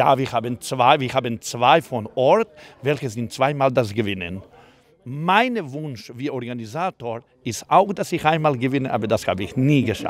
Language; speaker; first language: German; non-native, fluent; Croatian